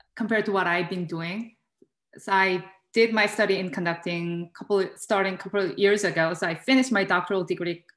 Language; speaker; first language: English; non-native, fluent; Korean